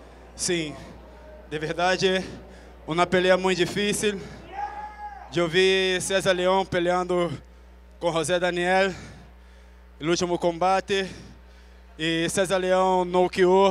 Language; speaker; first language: Spanish; non-native, fluent; Portuguese